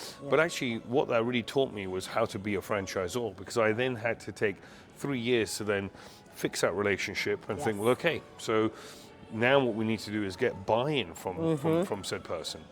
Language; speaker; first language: English; native; English